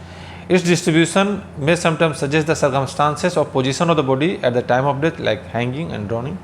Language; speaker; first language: English; non-native, local second language; Hindi